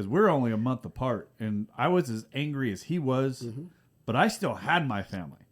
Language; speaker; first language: English; native; English